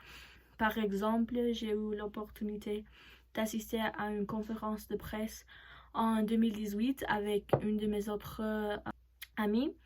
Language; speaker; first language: French; non-native, learner; Spanish